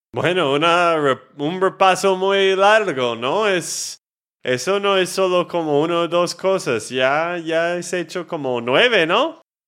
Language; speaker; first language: Spanish; non-native, learner; English